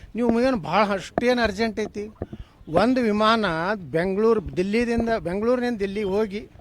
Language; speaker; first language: Kannada; native; Kannada